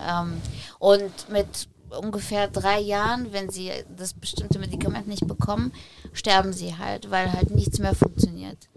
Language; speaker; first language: German; early bilingual, other home language; Polish